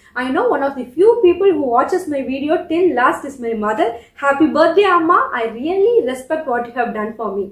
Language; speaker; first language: English; non-native, local second language; Tamil